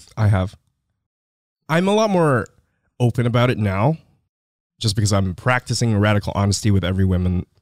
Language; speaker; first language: English; early bilingual, other home language; Filipino